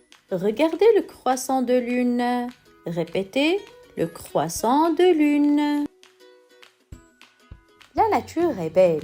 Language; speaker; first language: French; non-native, local second language; Arabic